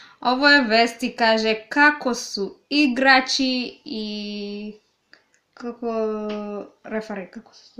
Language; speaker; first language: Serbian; non-native, learner; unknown